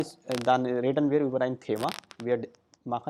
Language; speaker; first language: German; non-native, fluent; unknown